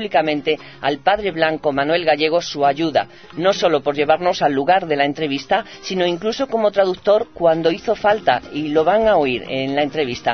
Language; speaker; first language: Spanish; native; Spanish